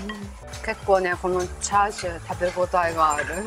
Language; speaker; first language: Japanese; native; Japanese